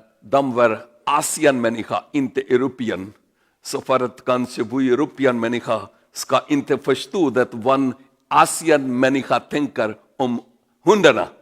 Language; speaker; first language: Swedish; non-native, learner; Urdu